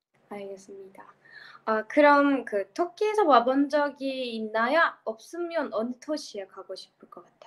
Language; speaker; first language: Korean; non-native, learner; Turkish